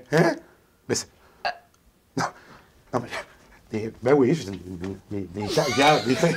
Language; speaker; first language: French; native; French